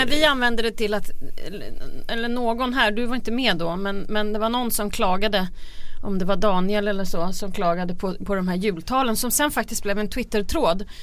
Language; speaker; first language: Swedish; native; Swedish